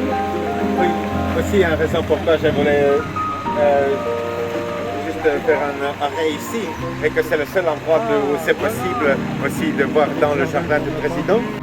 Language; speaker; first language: French; non-native, fluent; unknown